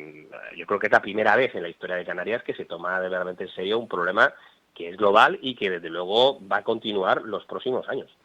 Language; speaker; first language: Spanish; native; Spanish